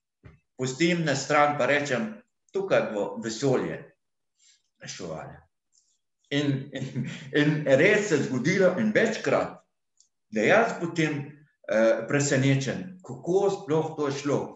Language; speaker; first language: Slovenian; non-native, fluent; Arabic